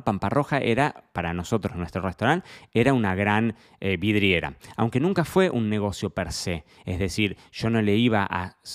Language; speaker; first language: Spanish; native; Spanish